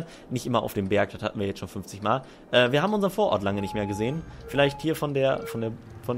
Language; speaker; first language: German; native; German